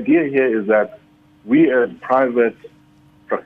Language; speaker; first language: English; non-native, local second language; Xhosa